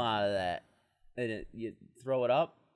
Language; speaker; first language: English; native; English